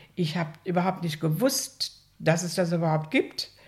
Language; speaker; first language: German; native; German